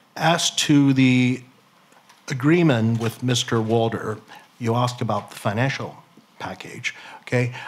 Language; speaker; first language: English; non-native, local second language; Cantonese